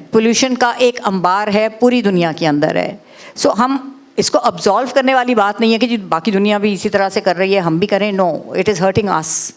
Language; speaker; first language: Urdu; native; Urdu